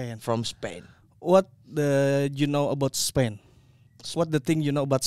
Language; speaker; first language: English; non-native, learner; Indonesian